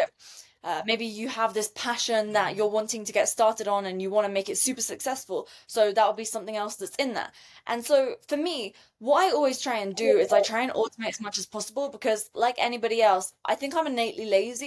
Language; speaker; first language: English; native; English